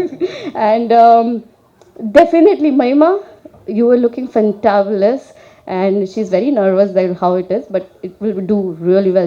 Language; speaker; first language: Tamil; non-native, learner; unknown